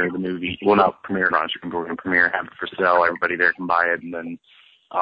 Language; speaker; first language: English; native; English